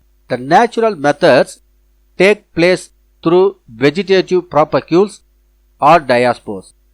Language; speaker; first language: English; non-native, local second language; Tamil